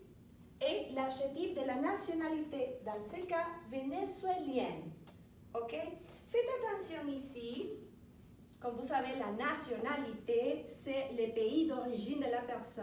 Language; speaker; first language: French; non-native, fluent; Spanish